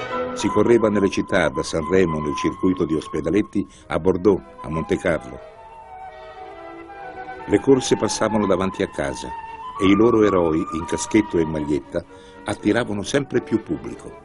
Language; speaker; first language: Italian; native; Italian